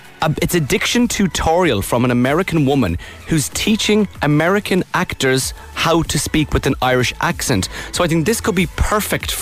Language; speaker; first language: English; native; English